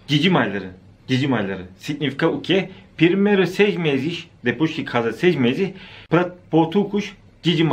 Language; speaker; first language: Portuguese; non-native, learner; Turkish